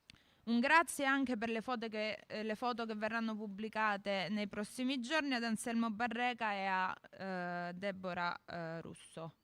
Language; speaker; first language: Italian; native; Italian